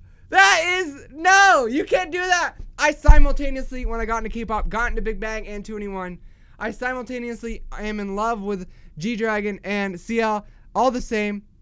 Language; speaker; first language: English; native; English